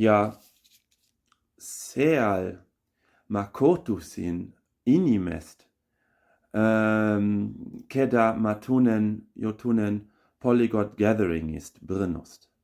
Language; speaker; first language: Estonian; non-native, learner; German